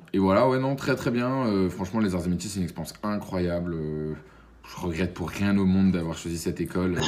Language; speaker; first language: French; native; French